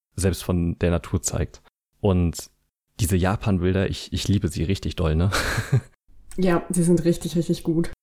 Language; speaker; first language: German; native; German